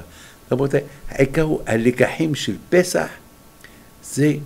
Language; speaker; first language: Hebrew; non-native, fluent; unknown